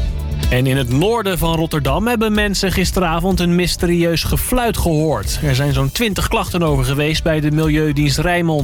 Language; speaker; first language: Dutch; native; Dutch